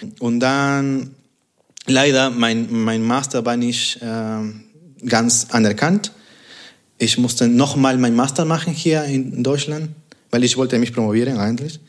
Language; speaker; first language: German; non-native, fluent; Spanish